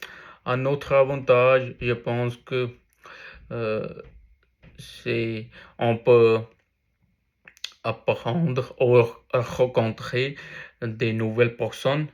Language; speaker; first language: French; non-native, learner; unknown